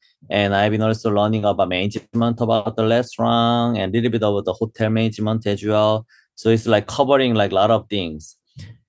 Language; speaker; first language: English; non-native, learner; Korean